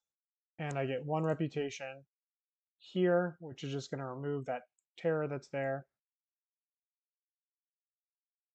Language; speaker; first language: English; native; English